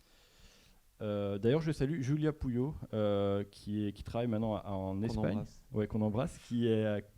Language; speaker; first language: French; native; French